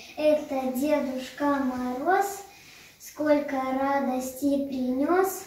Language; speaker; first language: Russian; native; Russian